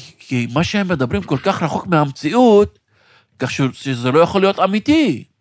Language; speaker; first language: Hebrew; non-native, local second language; Arabic